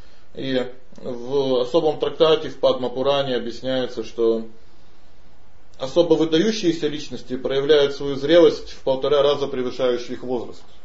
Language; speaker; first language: Russian; native; Russian